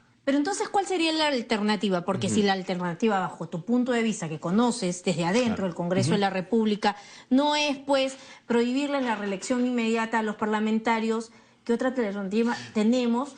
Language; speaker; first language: Spanish; native; Spanish